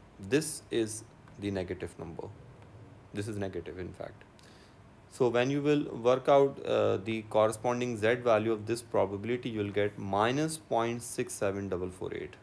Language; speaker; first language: English; non-native, local second language; Urdu